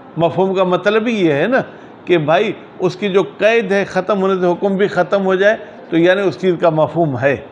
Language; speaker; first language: Urdu; non-native, local second language; Sindhi